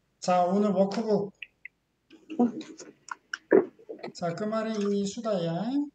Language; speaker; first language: Korean; native; Korean